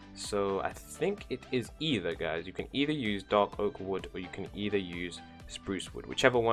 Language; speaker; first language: English; native; English